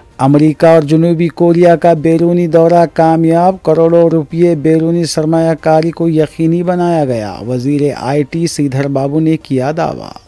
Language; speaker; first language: Urdu; native; Urdu